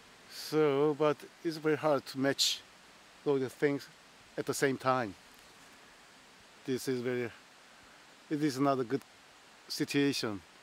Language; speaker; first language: English; non-native, fluent; Korean